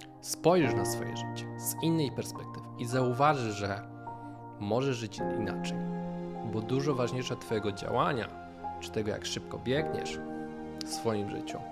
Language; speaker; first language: Polish; native; Polish